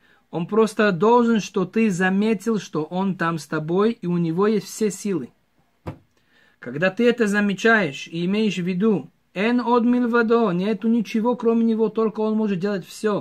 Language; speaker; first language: Russian; early bilingual, heritage; Hebrew